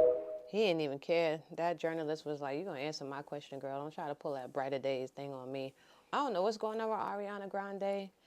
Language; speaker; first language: English; native; English